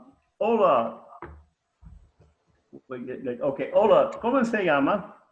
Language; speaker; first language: Spanish; non-native, learner; English